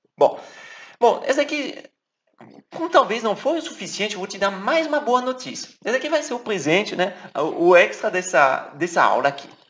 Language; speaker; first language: Portuguese; non-native, fluent; French